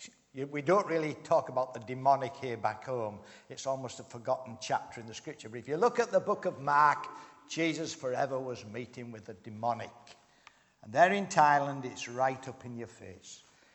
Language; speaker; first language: English; native; English